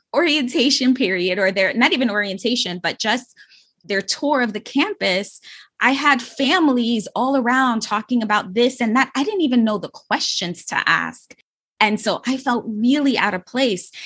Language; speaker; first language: English; native; English